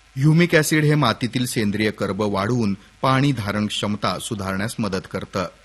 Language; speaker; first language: Marathi; native; Marathi